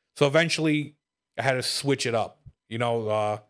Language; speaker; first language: English; native; English